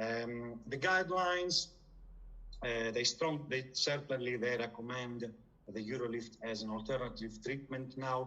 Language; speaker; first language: English; non-native, fluent; Greek